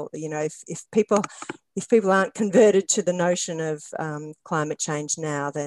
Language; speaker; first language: English; native; English